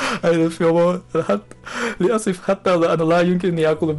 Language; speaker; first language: Arabic; non-native, learner; Japanese